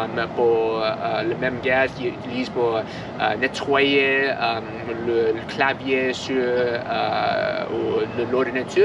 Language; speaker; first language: French; non-native, learner; English